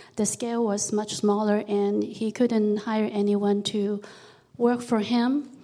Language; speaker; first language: English; non-native, local second language; Cantonese